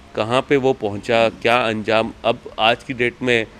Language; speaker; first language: Hindi; native; Hindi